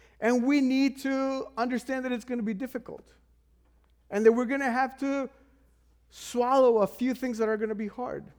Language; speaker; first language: English; non-native, fluent; Spanish